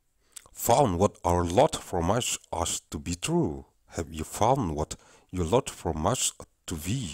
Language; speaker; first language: English; non-native, learner; Indonesian